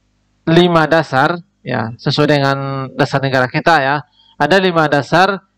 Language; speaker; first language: Indonesian; native; Indonesian